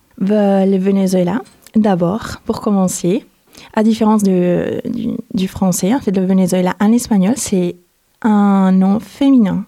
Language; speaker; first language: French; non-native, fluent; Spanish